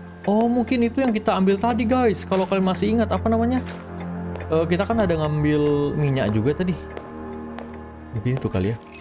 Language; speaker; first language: Indonesian; native; Indonesian